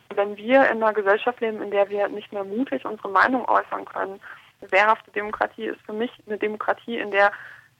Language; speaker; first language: German; native; German